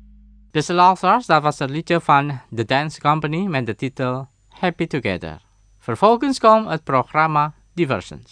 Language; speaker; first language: Dutch; non-native, learner; Indonesian